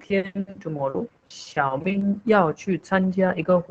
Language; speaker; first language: Chinese; non-native, fluent; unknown